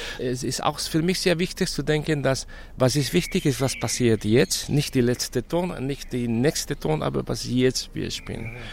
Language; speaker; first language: German; non-native, fluent; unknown